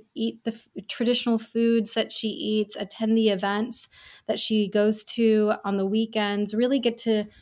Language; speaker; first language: English; early bilingual, other home language; Gujarati